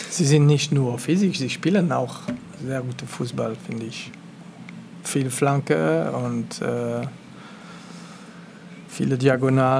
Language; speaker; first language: German; non-native, local second language; French